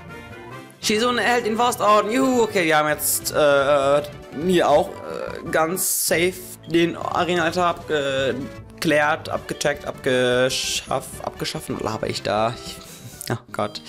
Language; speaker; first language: German; native; German